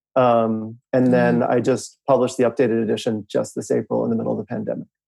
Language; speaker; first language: English; native; English